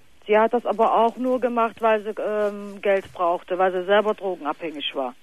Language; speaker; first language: German; non-native, fluent; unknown